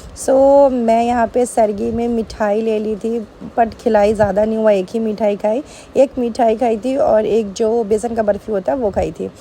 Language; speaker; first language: Hindi; native; Hindi